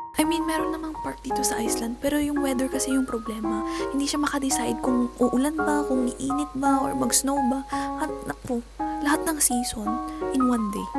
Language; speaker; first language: Filipino; non-native, local second language; Iloko